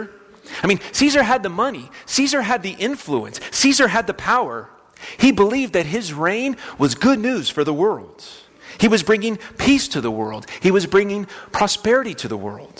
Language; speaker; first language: English; native; English